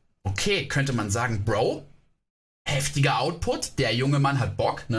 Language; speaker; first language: German; native; German